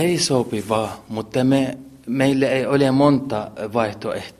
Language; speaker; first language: Finnish; non-native, learner; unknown